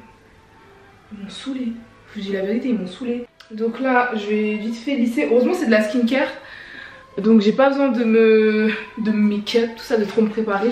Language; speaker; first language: French; native; French